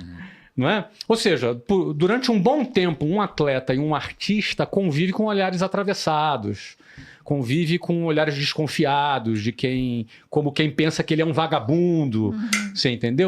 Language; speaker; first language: Portuguese; native; Portuguese